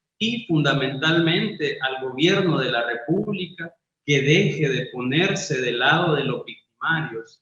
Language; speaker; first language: Spanish; native; Spanish